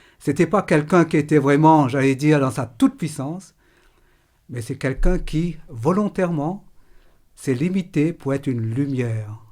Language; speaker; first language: French; non-native, local second language; Morisyen